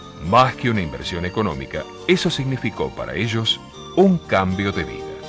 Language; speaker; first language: Spanish; native; Spanish